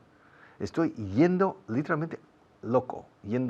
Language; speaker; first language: Spanish; non-native, fluent; English